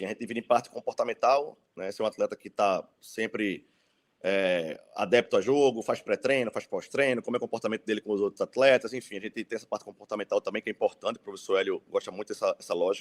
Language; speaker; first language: Portuguese; native; Portuguese